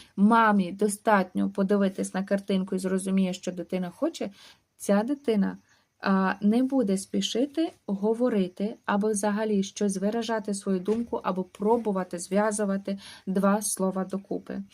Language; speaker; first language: Ukrainian; native; Ukrainian